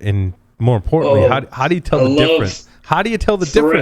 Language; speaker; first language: English; native; English